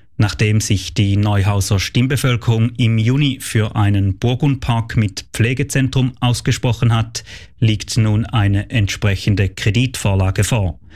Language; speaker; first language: German; native; German